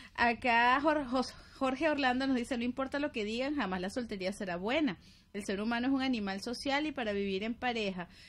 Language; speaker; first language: Spanish; native; Spanish